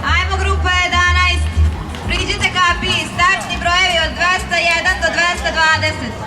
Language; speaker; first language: Serbian; native; Serbian